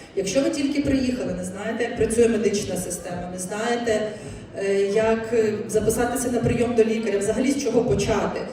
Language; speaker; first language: Ukrainian; non-native, local second language; Russian